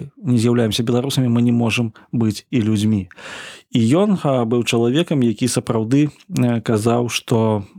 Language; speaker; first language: Belarusian; non-native, local second language; Russian